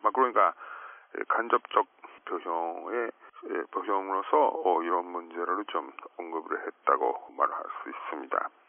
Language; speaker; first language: Korean; non-native, fluent; Japanese